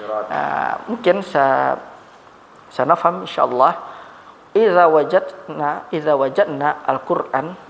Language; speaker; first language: Arabic; non-native, fluent; Malay